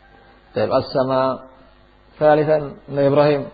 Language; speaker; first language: Arabic; non-native, fluent; Indonesian